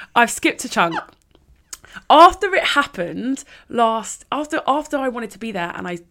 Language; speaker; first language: English; native; English